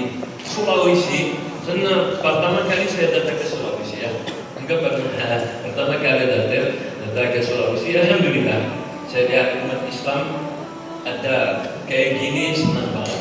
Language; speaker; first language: Indonesian; non-native, learner; Arabic